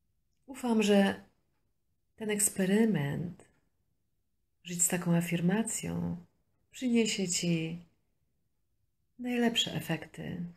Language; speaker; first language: Polish; native; Polish